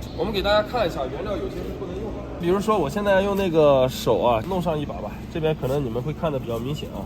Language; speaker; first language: Chinese; native; Chinese